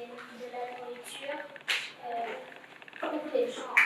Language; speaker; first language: French; non-native, learner; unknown